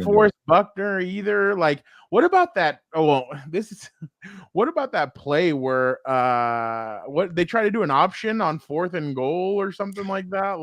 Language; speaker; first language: English; native; English